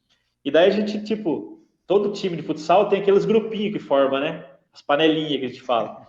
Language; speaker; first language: Portuguese; native; Portuguese